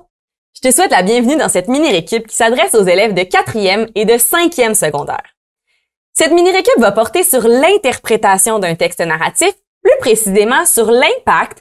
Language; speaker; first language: French; native; French